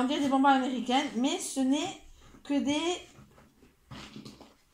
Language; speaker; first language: French; native; French